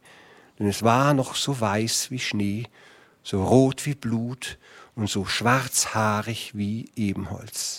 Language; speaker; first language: German; native; German